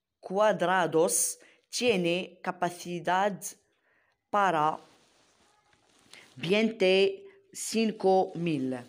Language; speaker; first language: Spanish; non-native, learner; Arabic